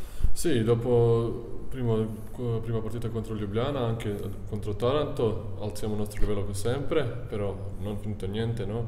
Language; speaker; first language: Italian; non-native, learner; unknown